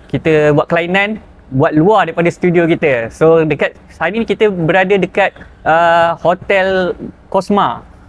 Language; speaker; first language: Malay; native; Malay